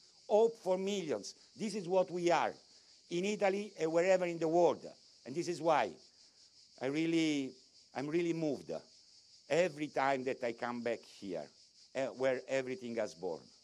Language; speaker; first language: English; non-native, fluent; Italian